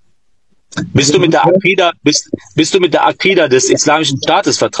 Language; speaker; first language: German; native; German